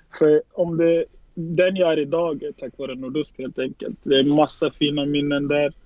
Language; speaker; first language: Swedish; early bilingual, other home language; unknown